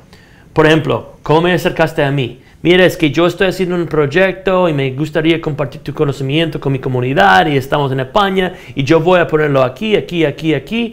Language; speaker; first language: Spanish; non-native, fluent; English